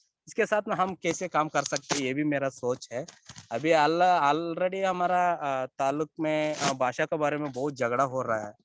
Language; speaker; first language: Hindi; non-native, local second language; Kannada